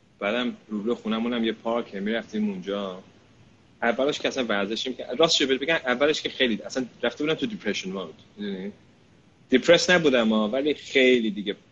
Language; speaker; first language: Persian; early bilingual, heritage; Persian